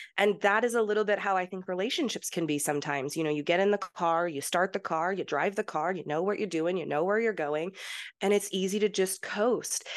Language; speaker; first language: English; early bilingual, heritage; English